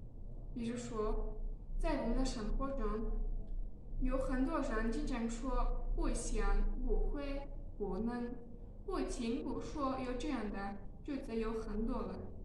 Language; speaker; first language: Chinese; non-native, learner; Tajik